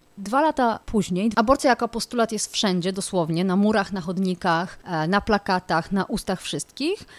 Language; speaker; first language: Polish; native; Polish